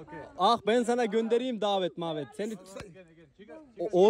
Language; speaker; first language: Turkish; native; Turkish